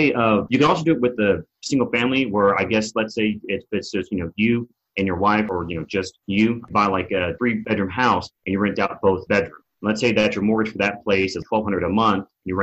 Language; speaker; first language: English; native; English